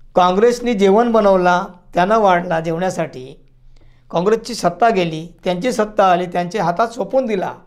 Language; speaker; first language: Marathi; native; Marathi